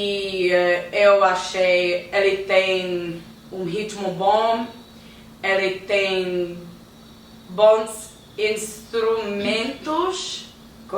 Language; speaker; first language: Portuguese; non-native, learner; English